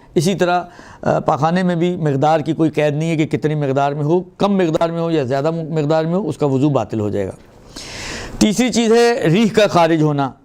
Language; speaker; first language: Urdu; non-native, local second language; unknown